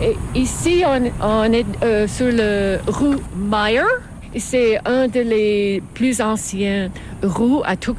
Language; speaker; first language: French; non-native, fluent; English